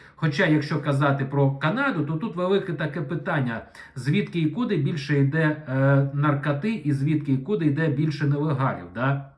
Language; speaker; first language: Ukrainian; non-native, local second language; Russian